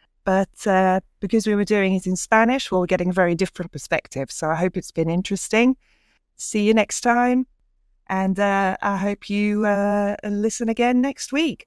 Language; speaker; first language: English; native; English